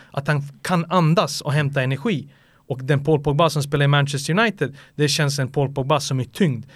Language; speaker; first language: Swedish; early bilingual, other home language; Serbian